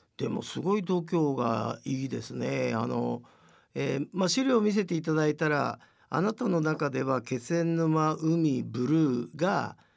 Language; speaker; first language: Japanese; native; Japanese